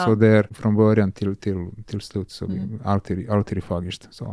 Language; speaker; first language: Swedish; non-native, learner; Serbian